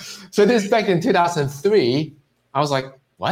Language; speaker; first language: English; non-native, local second language; Cantonese